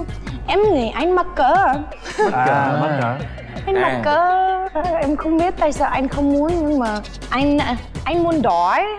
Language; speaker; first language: Vietnamese; non-native, learner; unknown